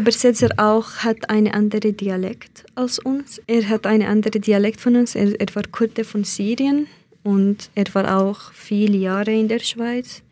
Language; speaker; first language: German; non-native, learner; Central Kurdish